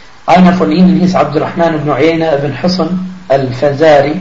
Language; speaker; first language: German; non-native, fluent; Arabic